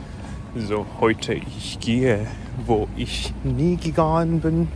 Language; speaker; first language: German; non-native, learner; Korean